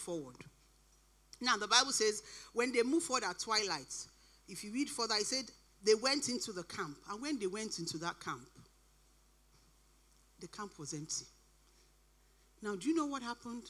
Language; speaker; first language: English; non-native, local second language; Yoruba